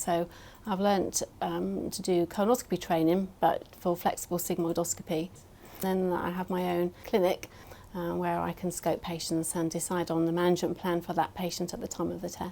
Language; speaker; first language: English; native; English